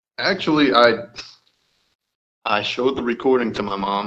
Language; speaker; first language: English; native; English